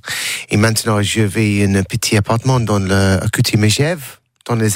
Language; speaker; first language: French; non-native, learner; English